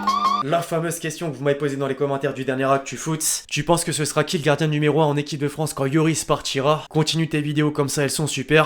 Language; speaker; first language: French; native; French